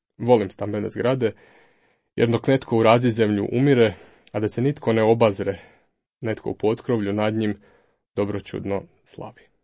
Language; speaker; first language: Croatian; native; Croatian